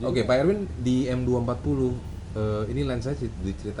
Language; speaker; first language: Indonesian; native; Indonesian